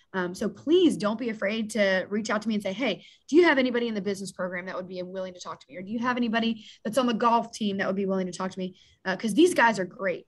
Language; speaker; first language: English; native; English